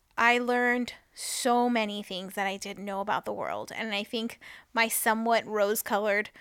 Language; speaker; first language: English; early bilingual, other home language; Spanish